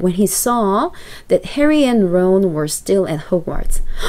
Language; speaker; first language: English; non-native, fluent; Korean